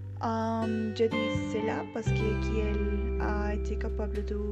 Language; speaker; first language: French; non-native, learner; Spanish